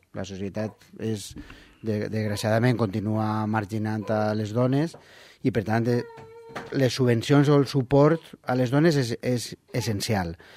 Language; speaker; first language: Catalan; non-native, local second language; Spanish